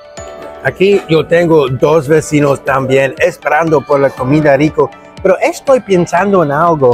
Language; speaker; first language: Spanish; non-native, learner; English